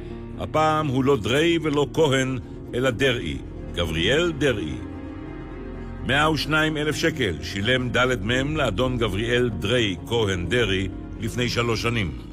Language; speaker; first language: Hebrew; native; Hebrew